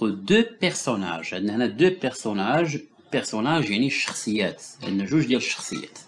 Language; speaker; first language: French; non-native, local second language; Arabic